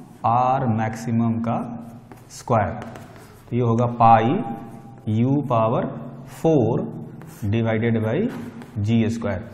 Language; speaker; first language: Hindi; native; Hindi